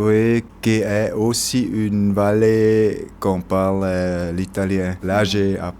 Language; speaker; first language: French; non-native, local second language; German